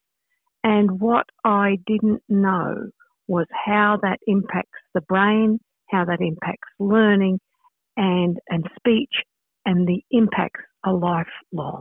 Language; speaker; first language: English; native; English